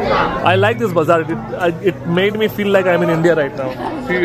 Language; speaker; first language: English; non-native, local second language; Hindi